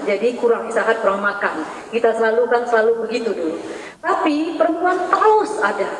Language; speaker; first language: Indonesian; native; Indonesian